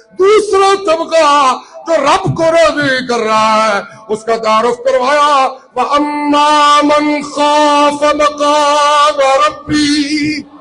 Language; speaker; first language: Urdu; non-native, local second language; Punjabi